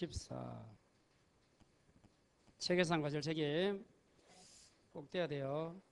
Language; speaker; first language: Korean; native; Korean